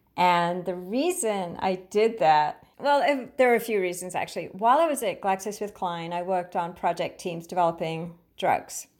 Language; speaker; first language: English; native; English